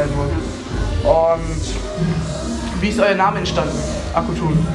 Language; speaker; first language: German; native; German